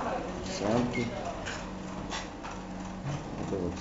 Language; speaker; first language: Russian; native; Russian